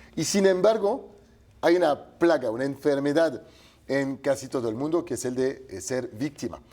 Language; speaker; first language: Spanish; non-native, fluent; French